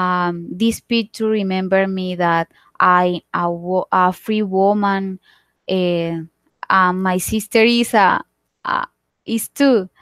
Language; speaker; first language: English; non-native, learner; Spanish